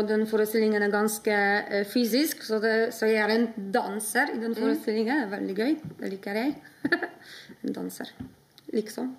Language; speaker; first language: Norwegian; non-native, fluent; Polish